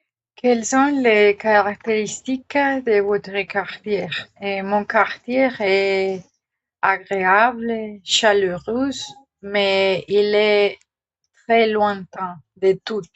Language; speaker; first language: French; non-native, learner; Spanish